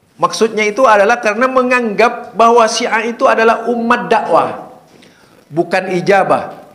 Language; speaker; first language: Indonesian; non-native, local second language; Madurese